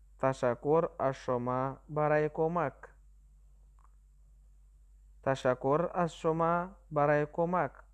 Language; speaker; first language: Persian; non-native, local second language; Pashto